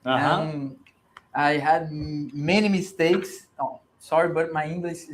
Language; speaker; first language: English; non-native, learner; Portuguese